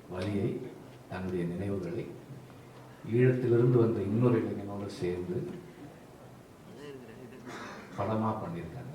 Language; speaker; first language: Tamil; native; Tamil